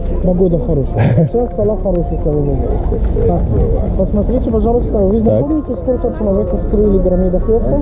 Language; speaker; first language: Russian; non-native, learner; Arabic